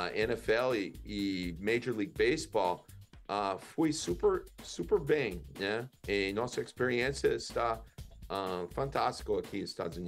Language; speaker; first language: Portuguese; non-native, learner; English